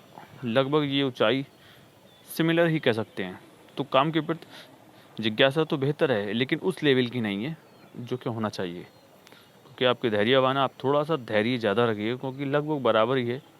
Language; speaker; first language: Hindi; native; Hindi